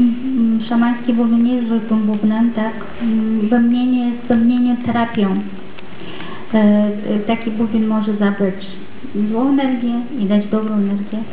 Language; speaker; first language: Polish; native; Polish